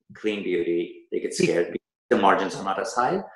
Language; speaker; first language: English; early bilingual, other home language; Persian